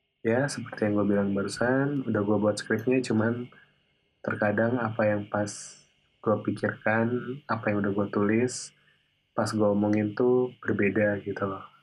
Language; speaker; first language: Indonesian; native; Indonesian